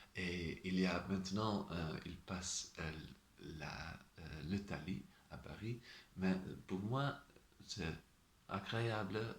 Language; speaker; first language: French; non-native, learner; Dutch